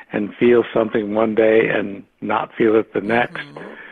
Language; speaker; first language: English; native; English